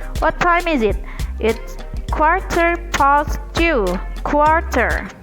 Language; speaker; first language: English; non-native, learner; Indonesian